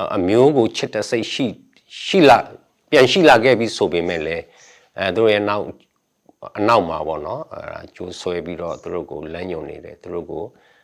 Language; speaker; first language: Burmese; non-native, local second language; S'gaw Karen